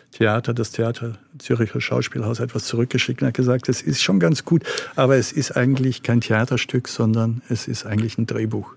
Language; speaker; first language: German; native; German